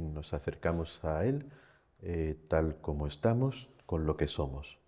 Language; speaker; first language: Spanish; native; Spanish